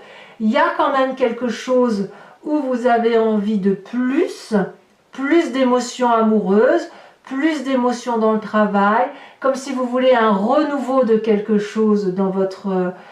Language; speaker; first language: French; native; French